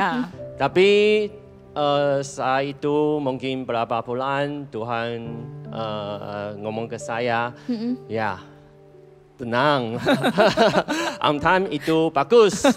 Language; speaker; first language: Indonesian; non-native, fluent; Chinese